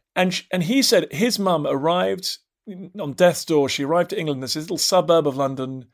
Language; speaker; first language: English; native; English